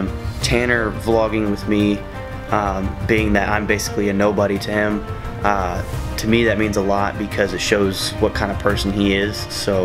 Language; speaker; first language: English; native; English